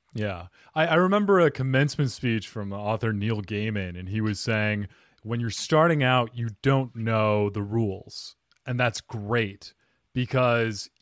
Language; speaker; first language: English; native; English